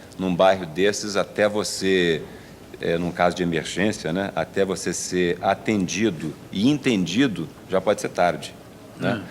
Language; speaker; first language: Portuguese; native; Portuguese